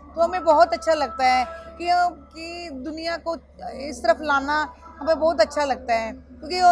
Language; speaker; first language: Hindi; native; Hindi